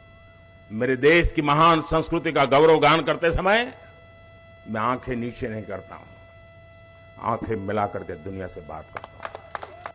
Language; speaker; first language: Hindi; non-native, local second language; Gujarati